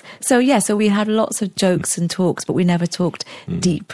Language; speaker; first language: English; native; English